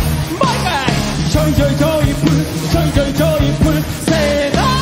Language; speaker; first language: Japanese; non-native, fluent; Korean